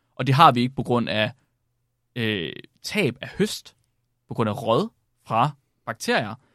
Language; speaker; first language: Danish; native; Danish